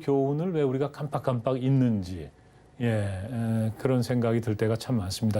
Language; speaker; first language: Korean; native; Korean